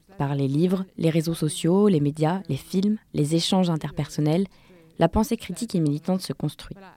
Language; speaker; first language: French; native; French